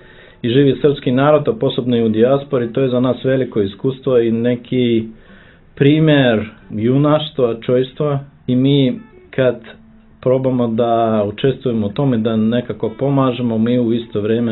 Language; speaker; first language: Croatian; non-native, fluent; Russian